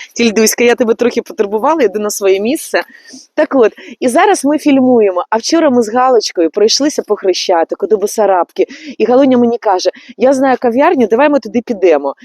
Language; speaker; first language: Ukrainian; native; Ukrainian